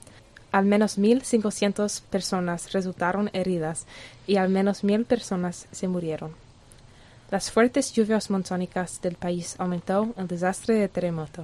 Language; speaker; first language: Spanish; non-native, learner; English